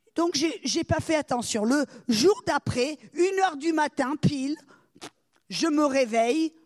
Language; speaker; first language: French; native; French